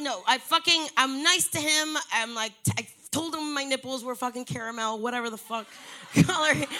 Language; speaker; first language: English; early bilingual, other home language; Spanish